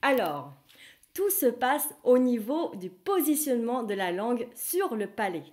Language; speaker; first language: French; non-native, fluent; Vietnamese